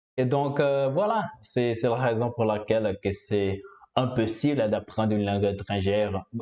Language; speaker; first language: French; non-native, fluent; Portuguese